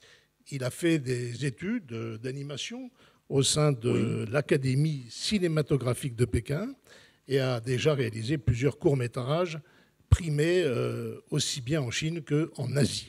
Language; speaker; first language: French; native; French